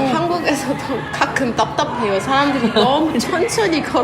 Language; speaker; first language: Korean; non-native, learner; German